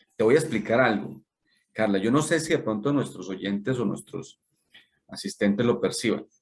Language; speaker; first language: Spanish; native; Spanish